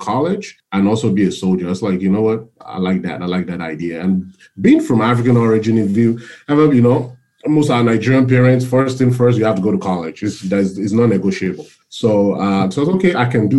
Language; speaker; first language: English; non-native, local second language; Yoruba